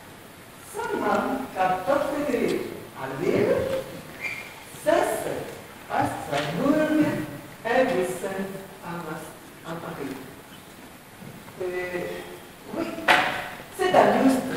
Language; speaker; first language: French; non-native, learner; Spanish